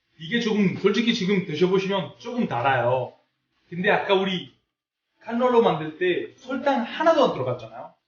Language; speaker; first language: Korean; non-native, fluent; Italian